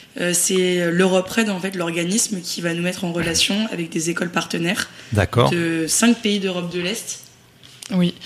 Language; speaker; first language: French; native; French